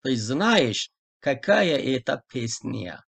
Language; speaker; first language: Russian; non-native, fluent; Turkish